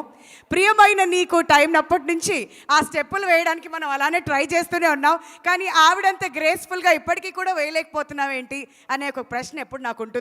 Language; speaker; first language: Telugu; native; Telugu